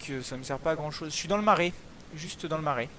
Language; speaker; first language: French; native; French